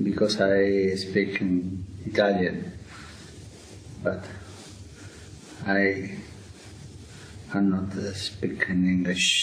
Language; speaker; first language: English; non-native, learner; Spanish